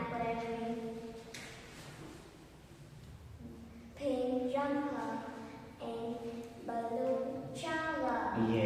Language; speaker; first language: English; non-native, learner; Vietnamese